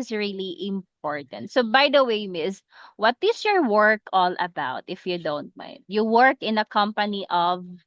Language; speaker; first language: English; non-native, local second language; Cebuano